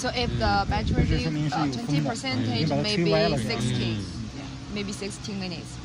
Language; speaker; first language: English; non-native, learner; Chinese